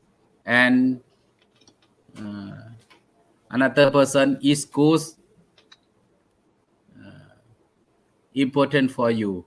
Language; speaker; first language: English; non-native, learner; Thai